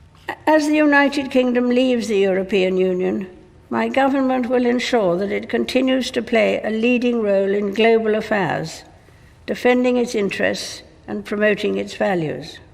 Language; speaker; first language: English; native; English